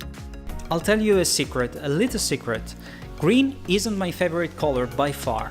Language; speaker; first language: English; non-native, fluent; Italian